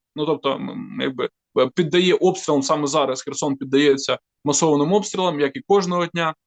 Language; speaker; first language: Ukrainian; native; Ukrainian